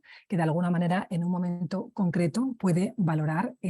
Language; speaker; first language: Spanish; native; Spanish